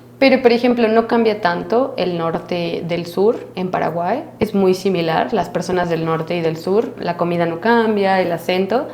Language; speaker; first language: Spanish; native; Spanish